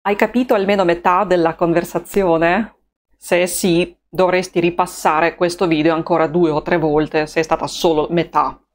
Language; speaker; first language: Italian; non-native, fluent; Russian